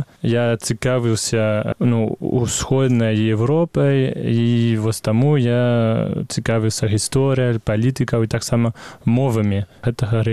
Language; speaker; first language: Belarusian; non-native, fluent; French